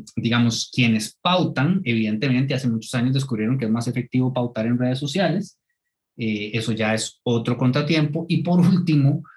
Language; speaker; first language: Spanish; native; Spanish